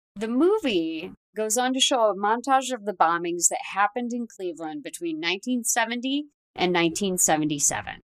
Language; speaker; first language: English; native; English